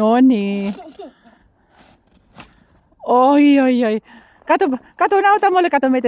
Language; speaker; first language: Finnish; non-native, learner; Filipino